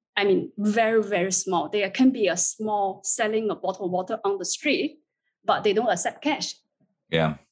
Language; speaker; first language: English; non-native, fluent; Chinese